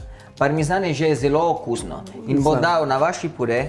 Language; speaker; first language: Slovenian; non-native, learner; Italian